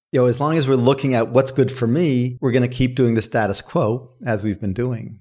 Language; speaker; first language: English; native; English